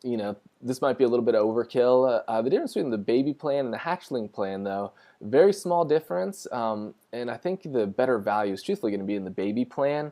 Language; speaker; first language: English; native; English